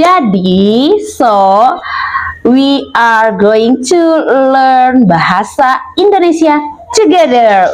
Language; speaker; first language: English; non-native, learner; Indonesian